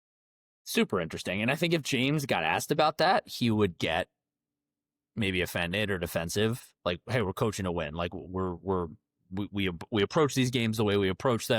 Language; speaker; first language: English; native; English